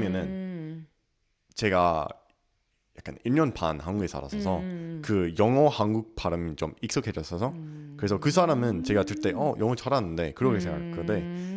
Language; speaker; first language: Korean; non-native, learner; English